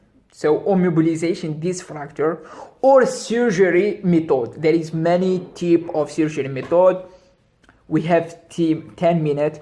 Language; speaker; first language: English; non-native, local second language; Arabic